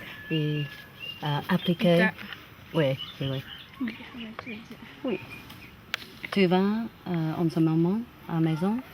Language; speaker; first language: French; non-native, learner; English